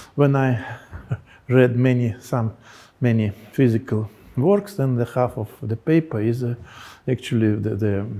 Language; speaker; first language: English; non-native, fluent; Russian